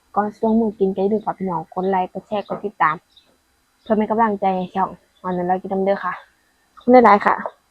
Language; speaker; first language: Thai; native; Thai